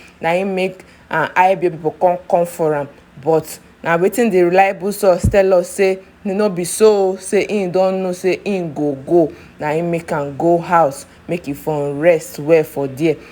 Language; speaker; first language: Nigerian Pidgin; non-native, local second language; Igbo